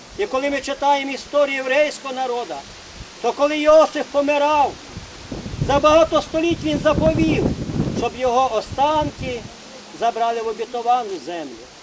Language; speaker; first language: Ukrainian; native; Ukrainian